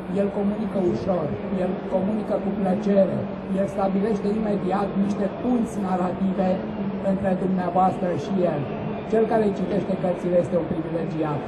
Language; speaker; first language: Romanian; native; Romanian